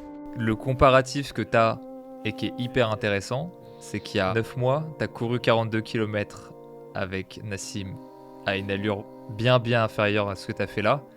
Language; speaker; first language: French; native; French